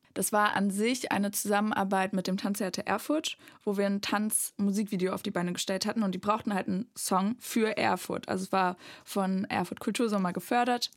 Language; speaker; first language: German; native; German